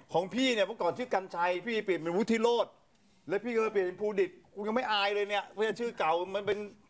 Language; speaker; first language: Thai; native; Thai